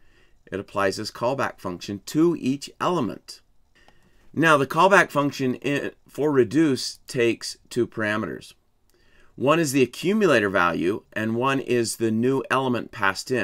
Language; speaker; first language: English; native; English